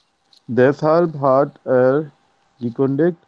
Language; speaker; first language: German; non-native, learner; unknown